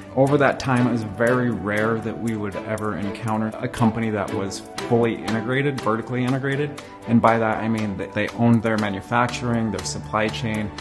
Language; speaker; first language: English; native; English